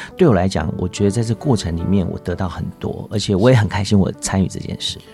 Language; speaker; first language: Chinese; non-native, local second language; Hakka Chinese